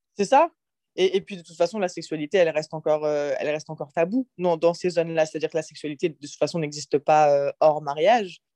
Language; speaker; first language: French; early bilingual, other home language; Arabic